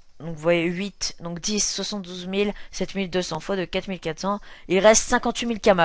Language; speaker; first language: French; native; French